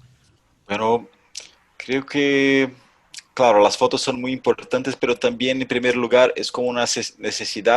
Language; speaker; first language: Spanish; non-native, fluent; Portuguese